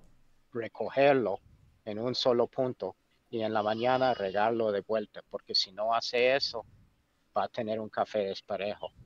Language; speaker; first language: Spanish; non-native, fluent; English